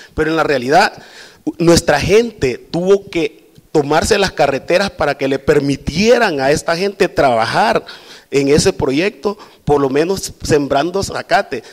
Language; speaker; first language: Spanish; native; Spanish